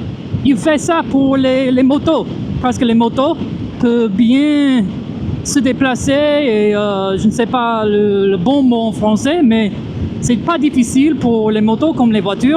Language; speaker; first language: French; non-native, fluent; English